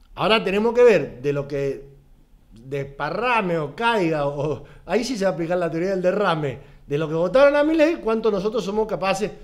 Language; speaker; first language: Spanish; native; Spanish